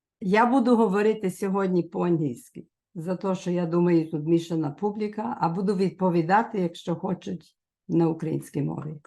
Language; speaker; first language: Ukrainian; early bilingual, heritage; Ukrainian